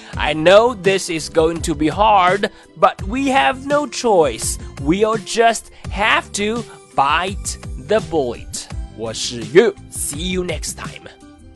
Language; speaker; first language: English; non-native, fluent; Chinese